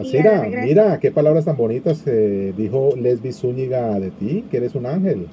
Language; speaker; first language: Spanish; native; Spanish